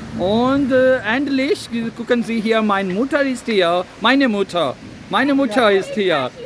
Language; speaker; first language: German; non-native, learner; Urdu